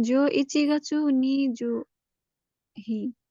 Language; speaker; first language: Japanese; non-native, learner; Bangla